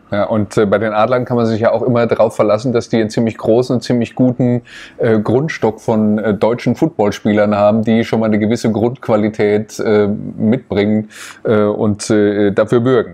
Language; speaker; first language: German; native; German